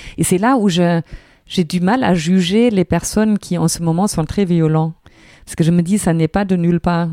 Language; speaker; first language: French; non-native, fluent; German